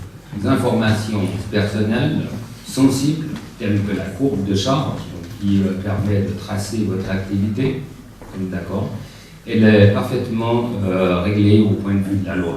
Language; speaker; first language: French; native; French